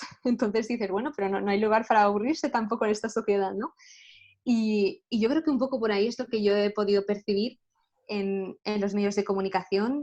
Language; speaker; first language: Spanish; native; Spanish